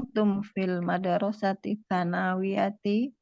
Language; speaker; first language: Arabic; non-native, learner; Indonesian